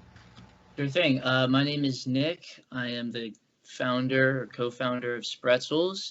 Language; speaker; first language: English; native; English